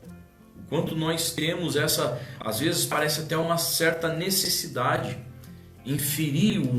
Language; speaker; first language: Portuguese; native; Portuguese